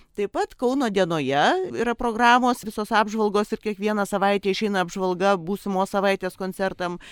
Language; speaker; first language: Lithuanian; native; Lithuanian